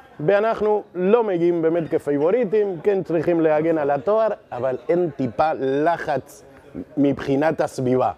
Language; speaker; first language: Hebrew; non-native, fluent; Spanish